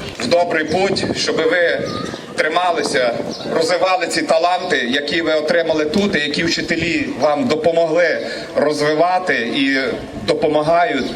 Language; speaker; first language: Ukrainian; native; Ukrainian